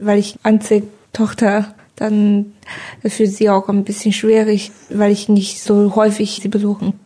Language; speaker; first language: German; non-native, learner; Chinese